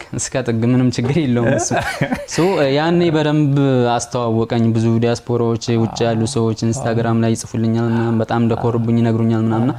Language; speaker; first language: Amharic; native; Amharic